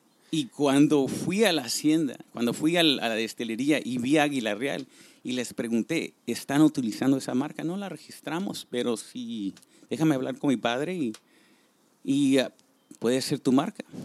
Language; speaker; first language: Spanish; early bilingual, heritage; Spanish